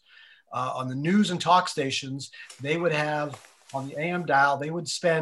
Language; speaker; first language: English; native; English